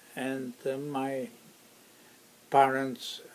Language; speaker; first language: English; non-native, fluent; Ukrainian